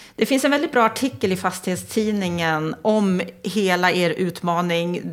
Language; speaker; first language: Swedish; native; Swedish